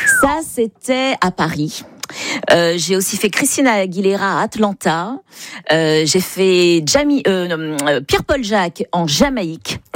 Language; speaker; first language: French; native; French